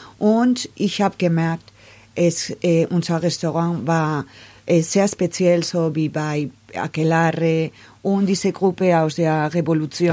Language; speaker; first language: German; non-native, learner; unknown